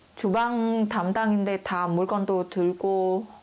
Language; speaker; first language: Korean; non-native, fluent; Khmer